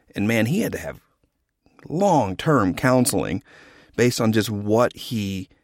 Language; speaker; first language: English; native; English